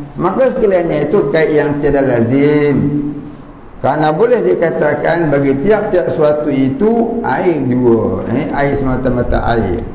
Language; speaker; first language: Malay; native; Malay